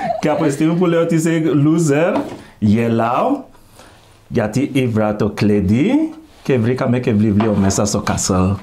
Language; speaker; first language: Greek; non-native, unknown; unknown